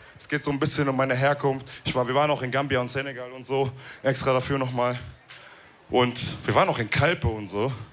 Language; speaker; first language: German; early bilingual, other home language; Wolof